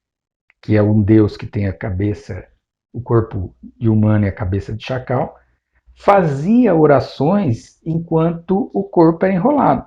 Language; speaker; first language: Portuguese; native; Portuguese